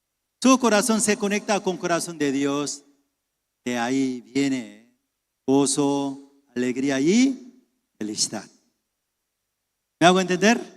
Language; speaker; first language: Spanish; non-native, fluent; Korean